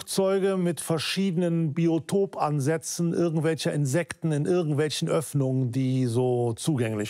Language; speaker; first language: German; native; German